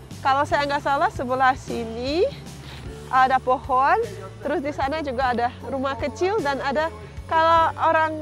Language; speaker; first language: Indonesian; non-native, fluent; Russian